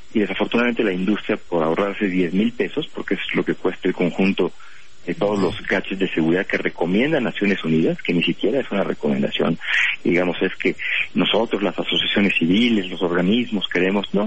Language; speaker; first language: Spanish; native; Spanish